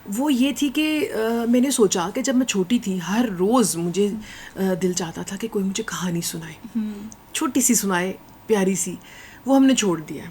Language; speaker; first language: Urdu; non-native, local second language; Punjabi